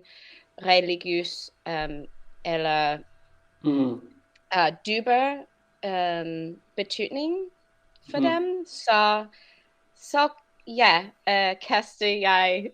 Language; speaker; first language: Danish; non-native, fluent; English